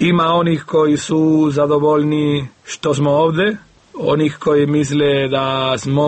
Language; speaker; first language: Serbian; non-native, learner; Spanish